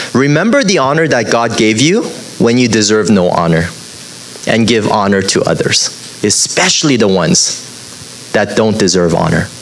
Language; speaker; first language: English; native; English